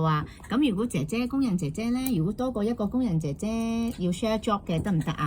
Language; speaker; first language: Cantonese; native; Cantonese